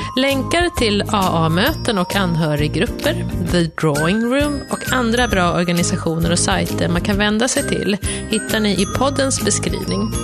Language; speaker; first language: Swedish; native; Swedish